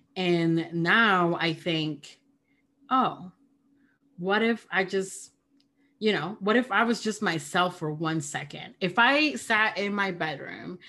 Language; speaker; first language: English; early bilingual, other home language; Spanish